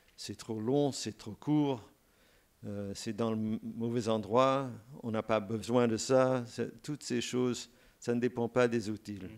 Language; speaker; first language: French; non-native, fluent; English